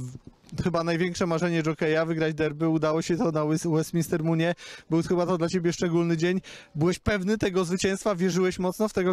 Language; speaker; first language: Polish; native; Polish